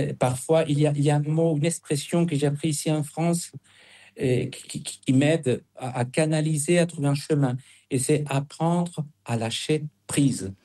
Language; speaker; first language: French; non-native, fluent; Spanish